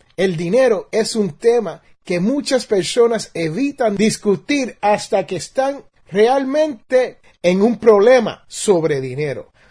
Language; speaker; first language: Spanish; native; Spanish